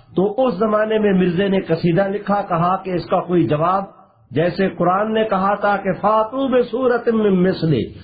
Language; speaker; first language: Urdu; non-native, local second language; Punjabi